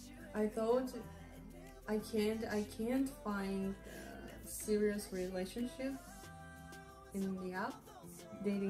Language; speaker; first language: English; non-native, learner; Japanese